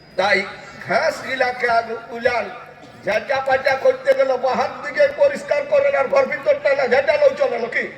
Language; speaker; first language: Bangla; native; Bangla